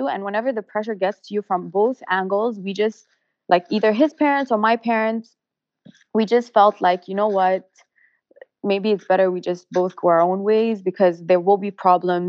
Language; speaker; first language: English; non-native, local second language; Arabic